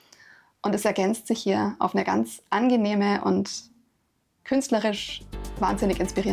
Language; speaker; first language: German; native; German